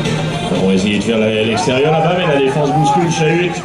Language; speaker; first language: French; native; French